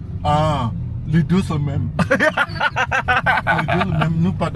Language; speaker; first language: French; non-native, learner; Indonesian